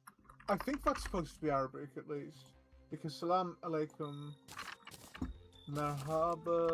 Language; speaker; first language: English; native; English